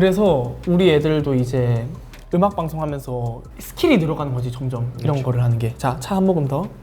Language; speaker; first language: Korean; native; Korean